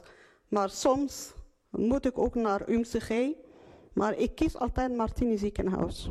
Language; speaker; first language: Dutch; non-native, learner; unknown